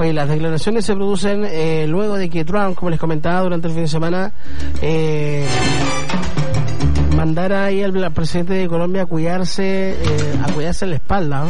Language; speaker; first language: Spanish; native; Spanish